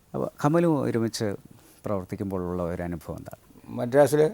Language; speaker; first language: Malayalam; native; Malayalam